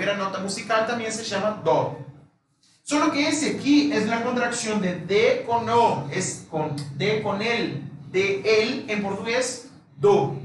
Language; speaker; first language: Spanish; non-native, fluent; Portuguese